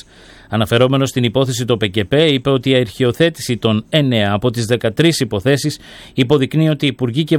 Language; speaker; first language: Greek; native; Greek